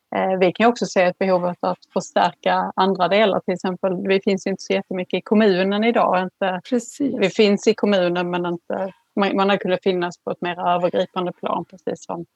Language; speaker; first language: Swedish; native; Swedish